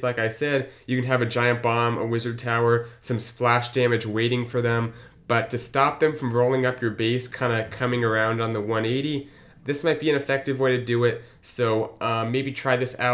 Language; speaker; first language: English; native; English